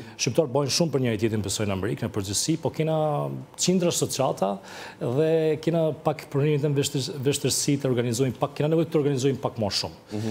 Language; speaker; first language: Albanian; early bilingual, heritage; Albanian